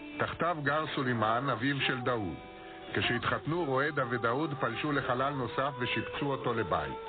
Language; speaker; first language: Hebrew; native; Hebrew